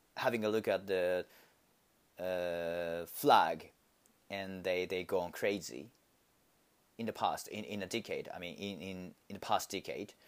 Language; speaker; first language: English; non-native, learner; Japanese